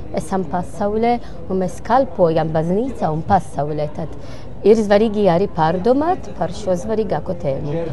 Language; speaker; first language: Latvian; non-native, learner; Maltese